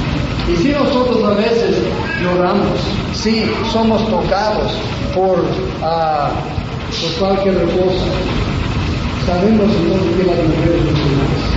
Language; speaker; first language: Spanish; non-native, fluent; English